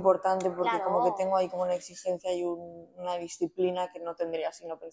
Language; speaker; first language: Spanish; native; Spanish